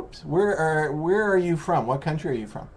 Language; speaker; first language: English; native; English